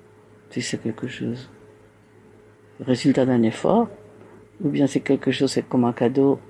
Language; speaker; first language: French; non-native, fluent; Spanish